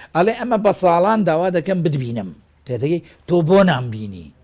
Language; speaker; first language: Central Kurdish; non-native, local second language; Kurdish